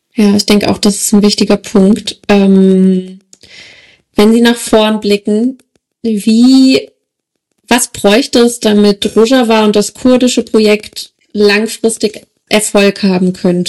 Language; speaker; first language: German; native; German